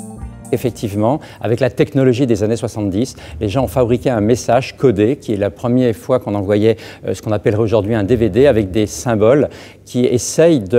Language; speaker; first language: French; native; French